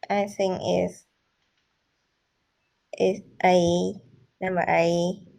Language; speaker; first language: English; non-native, learner; Vietnamese